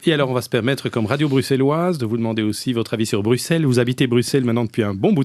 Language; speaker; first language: French; native; French